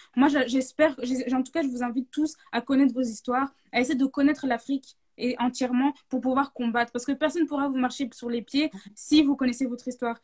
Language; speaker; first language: French; native; French